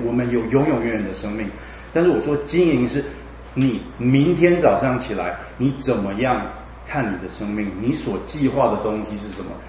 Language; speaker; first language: Chinese; native; Chinese